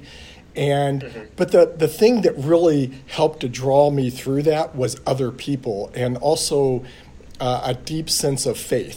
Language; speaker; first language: English; native; English